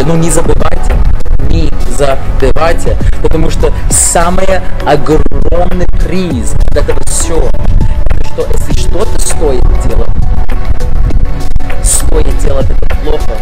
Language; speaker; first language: Russian; non-native, fluent; English